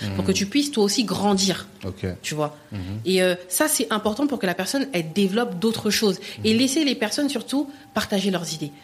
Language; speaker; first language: French; native; French